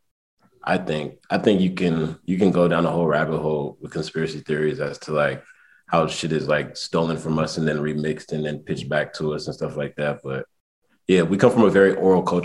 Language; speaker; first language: English; native; English